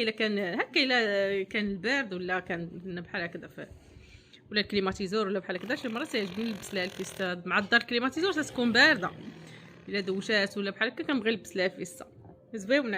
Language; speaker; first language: Arabic; native; Arabic